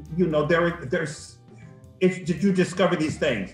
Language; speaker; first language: English; native; English